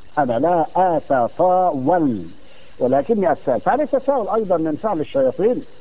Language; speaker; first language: Arabic; native; Arabic